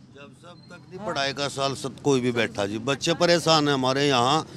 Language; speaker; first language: Hindi; native; Hindi